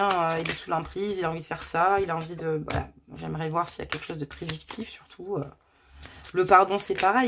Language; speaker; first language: French; native; French